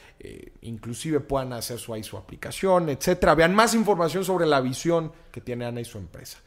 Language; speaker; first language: Spanish; native; Spanish